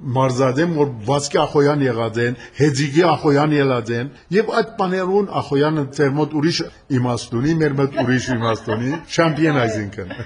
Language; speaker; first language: Armenian; early bilingual, heritage; Armenian